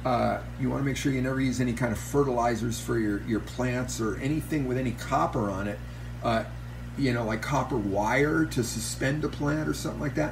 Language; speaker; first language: English; native; English